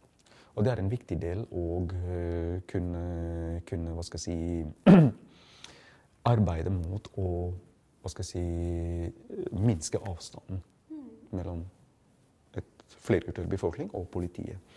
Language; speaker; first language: Norwegian; non-native, fluent; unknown